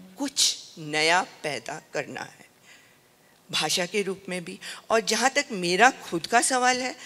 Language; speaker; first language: Hindi; native; Hindi